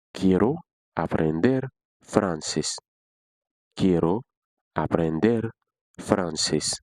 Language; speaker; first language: Spanish; non-native, fluent; Haitian Creole